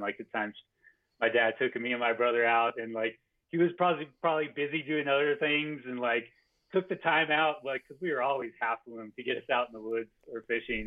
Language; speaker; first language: English; native; English